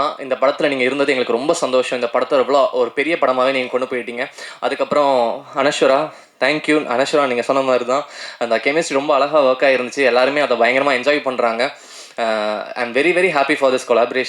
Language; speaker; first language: Tamil; native; Tamil